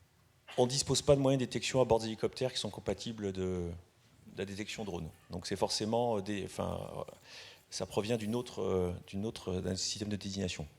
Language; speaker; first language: French; native; French